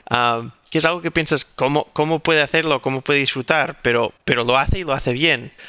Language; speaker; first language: Spanish; non-native, local second language; Catalan